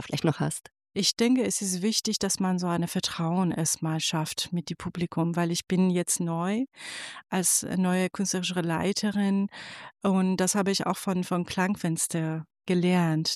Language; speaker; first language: German; non-native, fluent; Persian